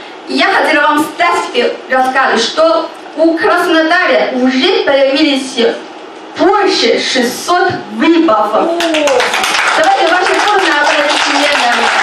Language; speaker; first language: Russian; non-native, learner; Chinese